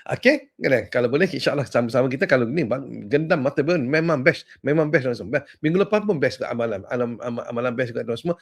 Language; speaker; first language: Malay; native; Malay